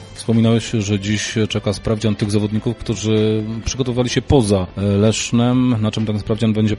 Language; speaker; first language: Polish; native; Polish